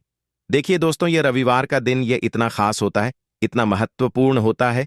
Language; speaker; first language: Hindi; native; Hindi